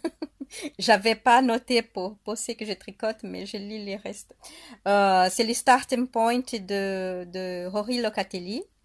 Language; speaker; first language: French; non-native, fluent; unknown